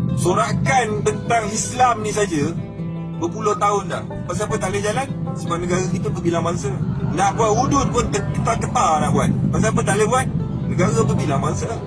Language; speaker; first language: Malay; native; Malay